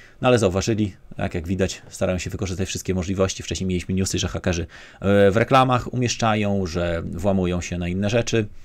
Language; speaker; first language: Polish; native; Polish